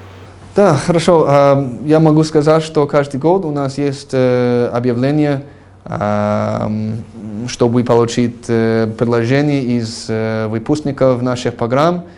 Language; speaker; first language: Russian; non-native, fluent; English